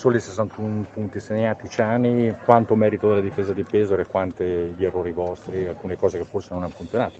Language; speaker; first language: Italian; native; Italian